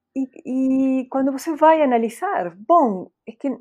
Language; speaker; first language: Portuguese; non-native, fluent; Spanish